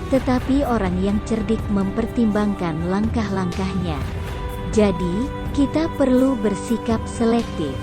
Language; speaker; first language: Indonesian; native; Indonesian